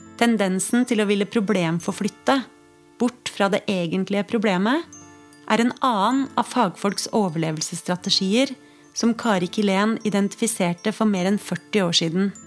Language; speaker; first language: Norwegian; native; Norwegian